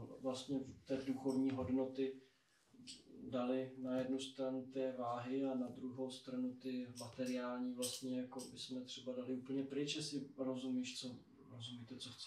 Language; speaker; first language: Czech; native; Czech